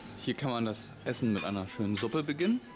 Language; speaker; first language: German; native; German